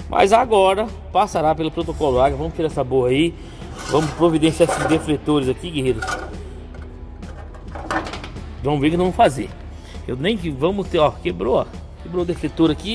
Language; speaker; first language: Portuguese; native; Portuguese